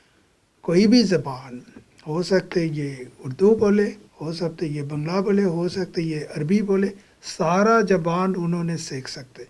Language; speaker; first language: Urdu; non-native, fluent; Bangla